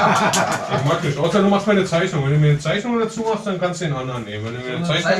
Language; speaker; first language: German; native; German